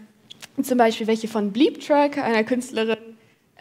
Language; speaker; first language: German; native; German